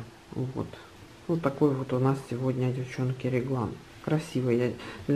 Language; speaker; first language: Russian; native; Russian